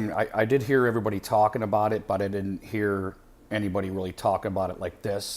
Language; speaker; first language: English; native; English